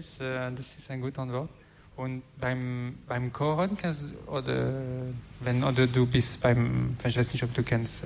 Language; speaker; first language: German; non-native, learner; French